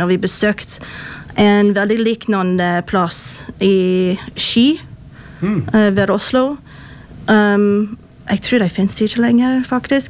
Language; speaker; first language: Swedish; non-native, fluent; English